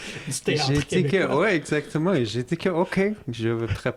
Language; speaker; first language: French; non-native, fluent; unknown